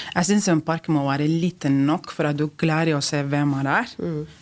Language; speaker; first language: Norwegian; non-native, fluent; Spanish